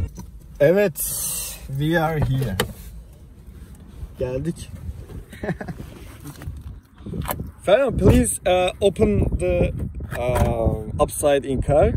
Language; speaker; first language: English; non-native, learner; Turkish